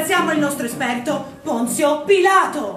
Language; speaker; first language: Italian; native; Italian